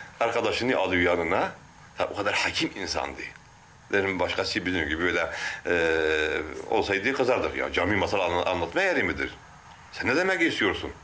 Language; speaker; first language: Turkish; non-native, local second language; Kurdish